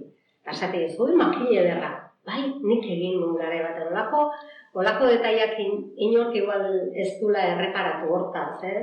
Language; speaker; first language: Basque; native; Basque